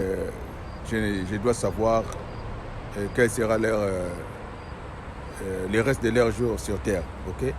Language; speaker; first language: French; non-native, local second language; Lingala